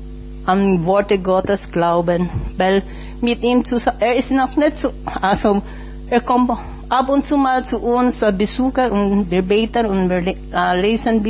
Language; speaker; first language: German; non-native, learner; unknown